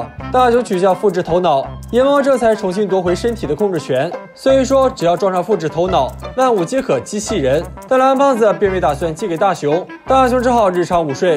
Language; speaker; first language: Chinese; native; Chinese